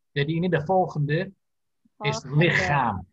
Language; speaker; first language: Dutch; non-native, learner; Indonesian